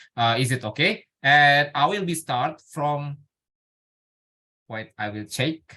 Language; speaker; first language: English; non-native, learner; Indonesian